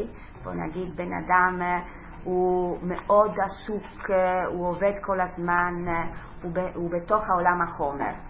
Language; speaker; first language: Hebrew; non-native, fluent; Italian